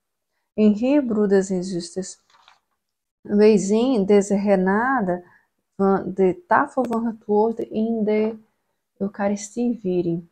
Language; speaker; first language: German; non-native, learner; Portuguese